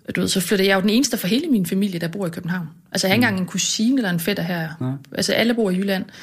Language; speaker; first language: Danish; native; Danish